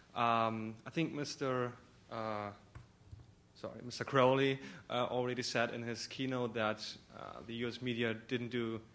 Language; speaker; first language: English; non-native, fluent; German